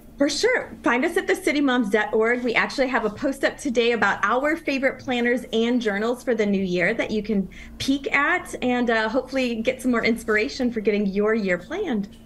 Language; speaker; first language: English; native; English